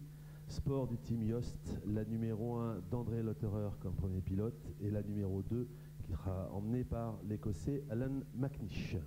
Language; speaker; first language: French; native; French